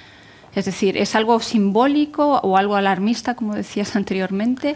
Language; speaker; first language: Spanish; native; Spanish